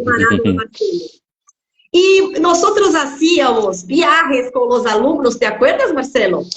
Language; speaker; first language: Spanish; non-native, fluent; Portuguese